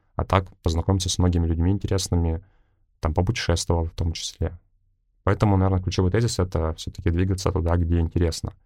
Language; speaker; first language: Russian; native; Russian